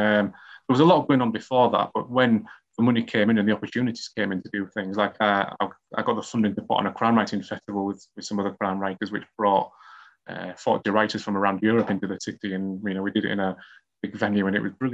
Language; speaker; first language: English; native; English